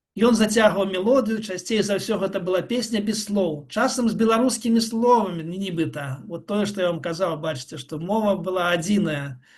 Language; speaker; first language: Belarusian; non-native, local second language; Russian